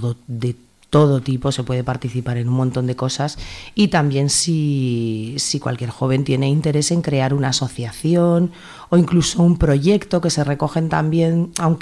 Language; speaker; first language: Spanish; native; Spanish